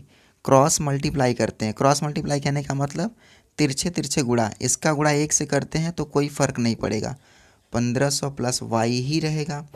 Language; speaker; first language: Hindi; native; Hindi